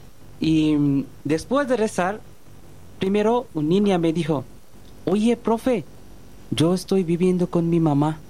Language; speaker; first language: Spanish; non-native, learner; Bangla